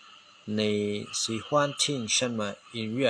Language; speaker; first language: Chinese; non-native, fluent; Khmer